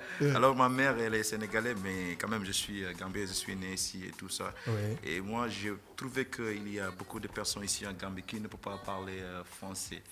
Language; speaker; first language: French; non-native, fluent; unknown